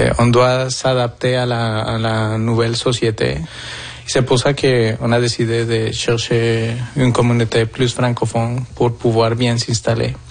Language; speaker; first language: French; non-native, fluent; Spanish